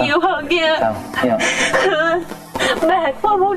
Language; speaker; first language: Vietnamese; early bilingual, heritage; Vietnamese